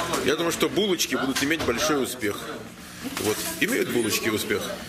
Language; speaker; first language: Russian; native; Russian